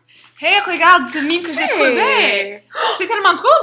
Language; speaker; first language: French; non-native, fluent; English